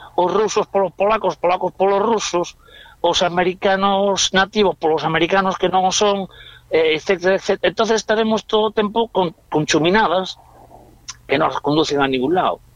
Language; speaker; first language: Spanish; non-native, local second language; Galician